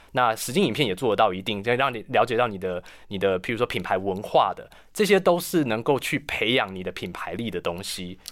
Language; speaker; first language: Chinese; native; Chinese